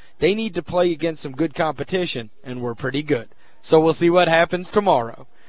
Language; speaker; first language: English; native; English